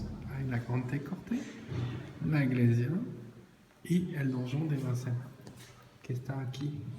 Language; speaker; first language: Spanish; non-native, learner; French